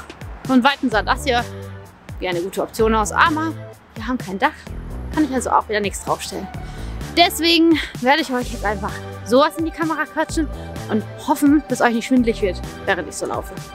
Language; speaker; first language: German; native; German